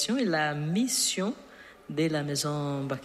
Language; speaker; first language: French; non-native, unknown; Portuguese